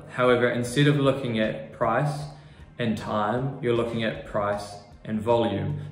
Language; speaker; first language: English; native; English